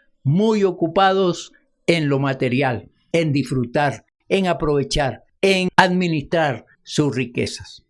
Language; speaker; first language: Spanish; native; Spanish